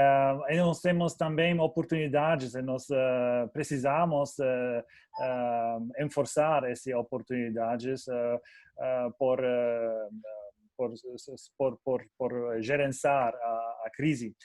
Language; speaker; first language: Portuguese; non-native, fluent; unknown